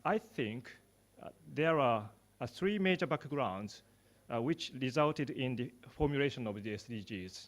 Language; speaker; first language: English; non-native, fluent; Japanese